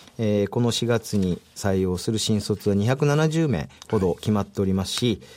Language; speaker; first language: Japanese; native; Japanese